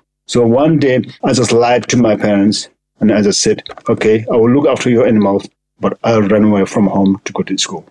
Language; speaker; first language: English; non-native, local second language; Sherpa